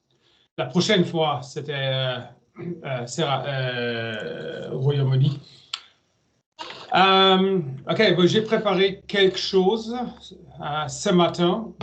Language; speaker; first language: French; non-native, learner; German